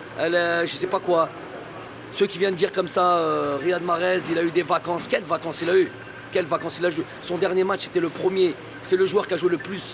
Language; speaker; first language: French; native; French